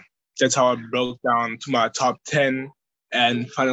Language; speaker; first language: English; non-native, fluent; German